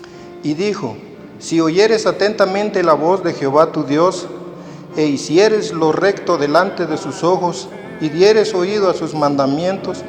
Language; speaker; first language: Spanish; native; Spanish